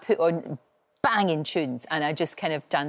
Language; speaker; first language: English; native; English